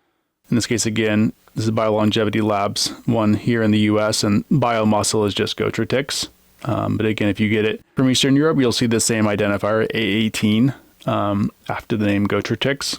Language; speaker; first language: English; native; English